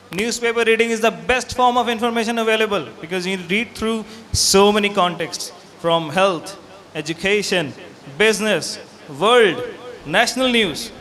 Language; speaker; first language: English; non-native, local second language; Punjabi